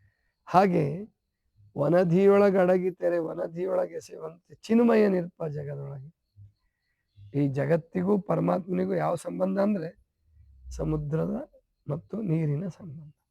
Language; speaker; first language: Kannada; native; Kannada